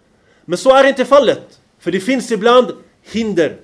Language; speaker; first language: Swedish; non-native, fluent; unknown